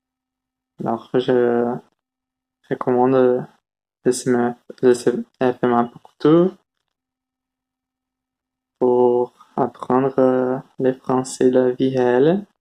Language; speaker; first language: French; non-native, learner; Portuguese